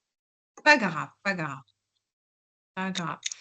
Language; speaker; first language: French; non-native, local second language; Arabic